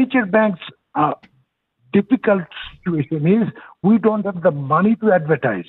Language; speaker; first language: English; non-native, local second language; Bangla